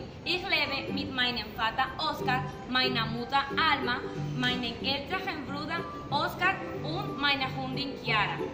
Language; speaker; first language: German; non-native, learner; Spanish